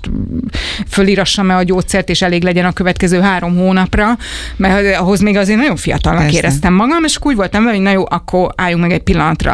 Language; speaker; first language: Hungarian; native; Hungarian